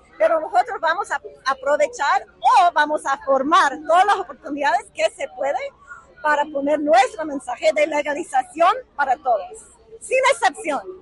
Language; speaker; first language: Spanish; non-native, fluent; English